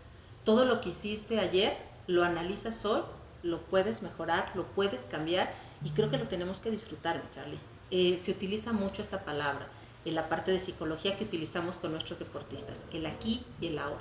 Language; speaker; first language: Spanish; native; Spanish